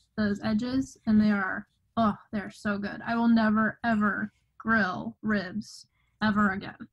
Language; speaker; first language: English; native; English